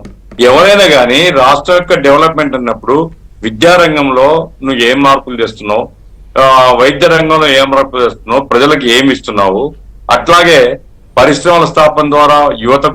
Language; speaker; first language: Telugu; native; Telugu